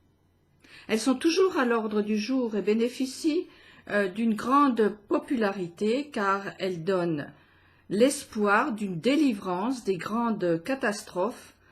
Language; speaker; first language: French; native; French